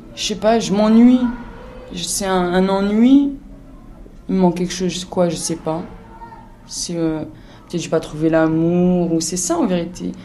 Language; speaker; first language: French; native; French